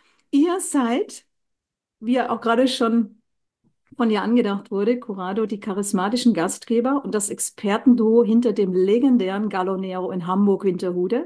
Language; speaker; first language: German; native; German